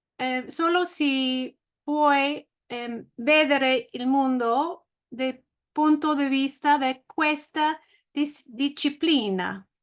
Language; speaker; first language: Italian; non-native, learner; English